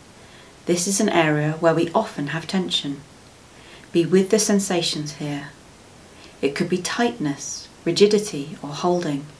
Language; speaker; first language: English; native; English